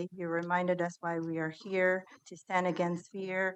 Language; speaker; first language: English; early bilingual, other home language; Somali